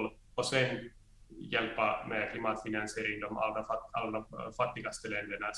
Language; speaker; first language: Swedish; non-native, fluent; Finnish